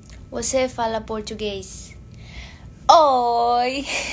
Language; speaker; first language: Portuguese; non-native, learner; Hindi